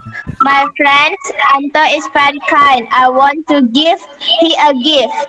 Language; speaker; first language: English; non-native, learner; Indonesian